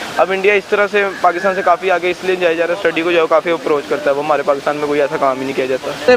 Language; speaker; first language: Urdu; non-native, local second language; Punjabi